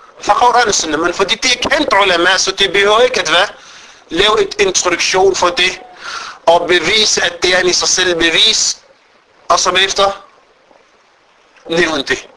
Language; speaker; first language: Danish; non-native, fluent; Arabic